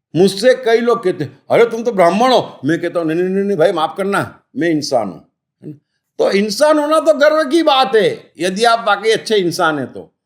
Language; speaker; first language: Hindi; native; Hindi